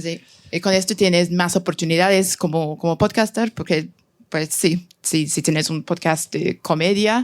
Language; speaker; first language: Spanish; non-native, fluent; French